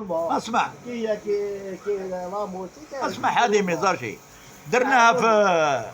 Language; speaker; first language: Arabic; native; Arabic